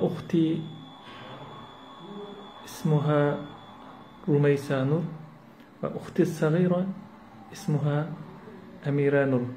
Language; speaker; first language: Arabic; non-native, learner; Uyghur